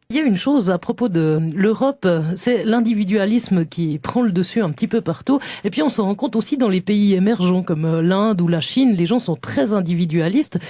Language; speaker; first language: French; native; French